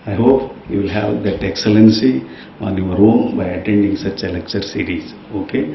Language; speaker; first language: English; non-native, local second language; Kannada